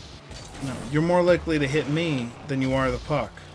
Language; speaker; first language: English; native; English